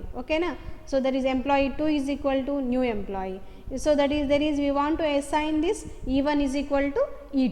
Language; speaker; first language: English; non-native, local second language; Telugu